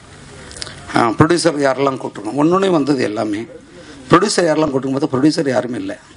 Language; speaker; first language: Tamil; native; Tamil